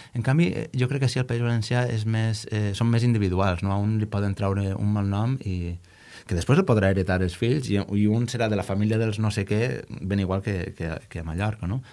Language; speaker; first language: Catalan; native; Catalan